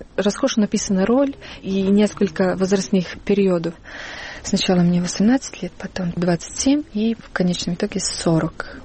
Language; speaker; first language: Russian; non-native, fluent; Serbian